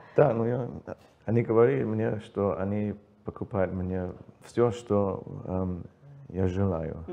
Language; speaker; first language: Russian; non-native, learner; English